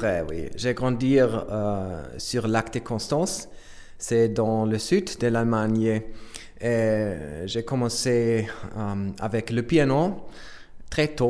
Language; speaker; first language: French; non-native, fluent; German